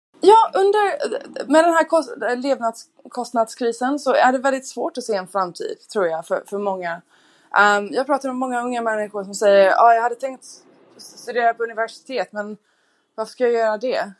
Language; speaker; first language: Swedish; non-native, fluent; English